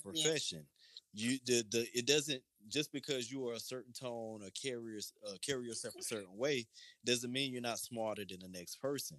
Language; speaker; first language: English; native; English